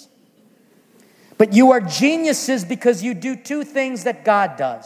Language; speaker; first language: English; native; English